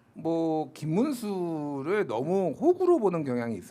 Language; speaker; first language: Korean; native; Korean